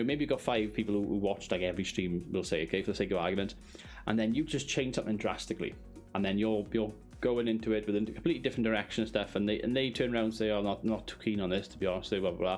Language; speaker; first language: English; native; English